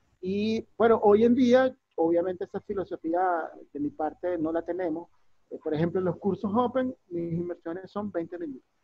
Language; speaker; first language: Spanish; native; Spanish